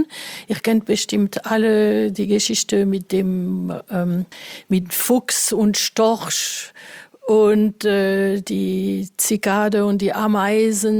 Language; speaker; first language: German; non-native, fluent; French